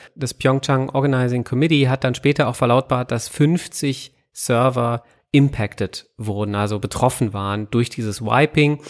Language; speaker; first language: German; native; German